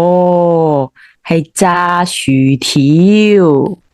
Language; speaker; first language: Cantonese; native; Cantonese